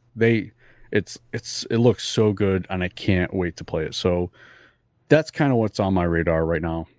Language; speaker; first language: English; early bilingual, other home language; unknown